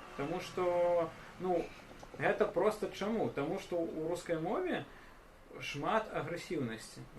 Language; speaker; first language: Belarusian; non-native, local second language; Russian